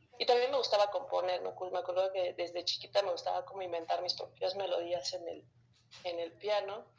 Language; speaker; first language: Spanish; early bilingual, other home language; Russian